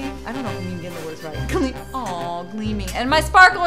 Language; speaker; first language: English; native; English